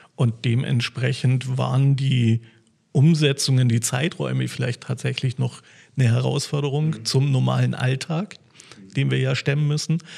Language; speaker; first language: German; native; German